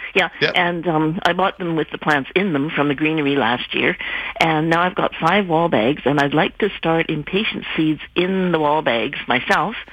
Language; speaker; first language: English; native; English